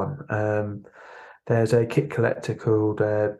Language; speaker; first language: English; native; English